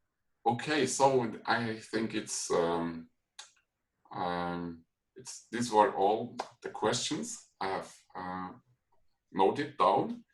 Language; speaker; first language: English; non-native, fluent; German